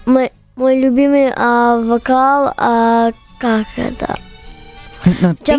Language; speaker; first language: Russian; early bilingual, heritage; English